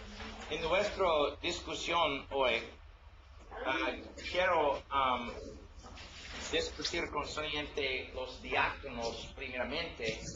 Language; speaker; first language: Spanish; non-native, learner; English